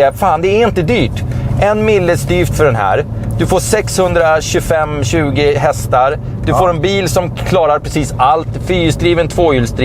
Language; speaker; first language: Swedish; native; Swedish